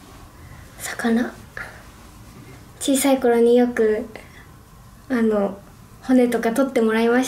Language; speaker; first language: Japanese; native; Japanese